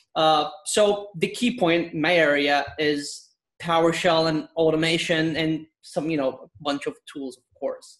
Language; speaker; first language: English; non-native, fluent; Turkish